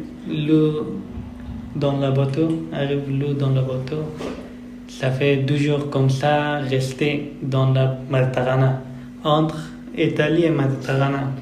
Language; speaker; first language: French; non-native, learner; Persian